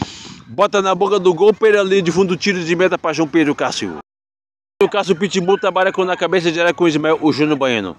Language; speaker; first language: Portuguese; native; Portuguese